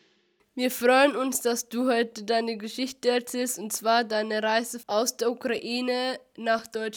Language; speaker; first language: German; native; German